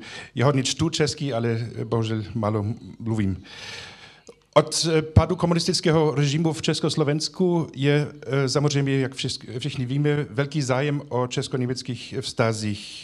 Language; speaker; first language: Czech; non-native, fluent; German